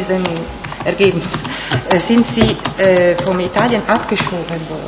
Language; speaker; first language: German; non-native, fluent; Italian